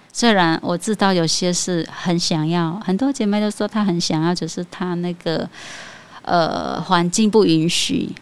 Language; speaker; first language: Chinese; non-native, fluent; Khmer